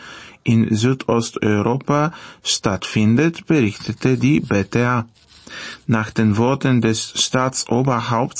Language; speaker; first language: German; non-native, fluent; Bulgarian